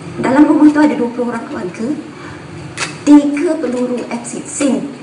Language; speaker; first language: Malay; native; Malay